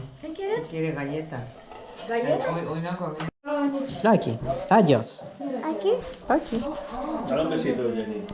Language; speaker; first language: Spanish; non-native, learner; Ukrainian